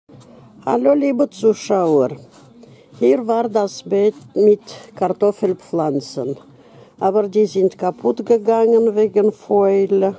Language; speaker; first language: German; non-native, fluent; Russian